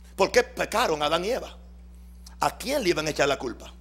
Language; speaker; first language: Spanish; native; Spanish